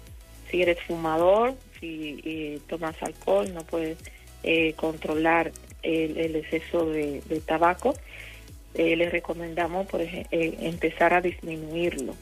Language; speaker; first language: Spanish; native; Spanish